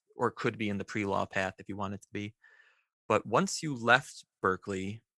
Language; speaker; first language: English; native; English